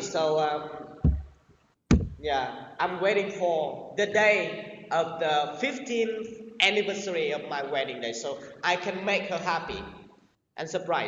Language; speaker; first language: English; non-native, learner; Vietnamese